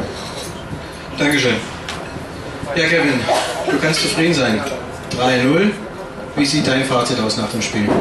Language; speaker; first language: German; native; German